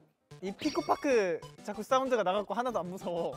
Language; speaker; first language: Korean; native; Korean